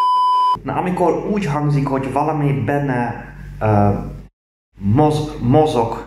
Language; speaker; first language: Hungarian; non-native, learner; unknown